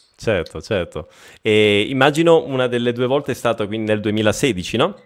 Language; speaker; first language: Italian; native; Italian